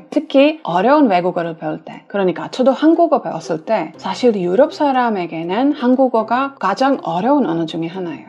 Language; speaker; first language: Korean; non-native, fluent; English